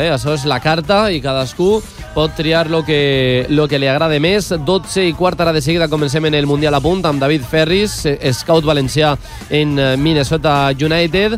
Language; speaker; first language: Catalan; native; Catalan